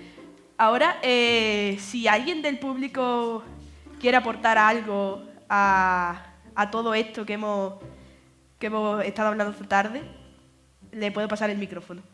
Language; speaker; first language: Spanish; native; Spanish